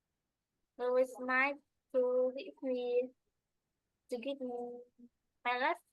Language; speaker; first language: English; non-native, learner; Vietnamese